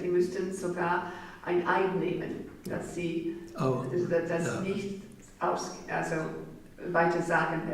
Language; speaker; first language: German; non-native, fluent; English